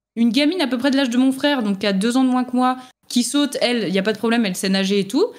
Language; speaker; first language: French; native; French